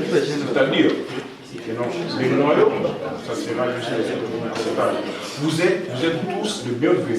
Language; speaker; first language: French; non-native, local second language; Lingala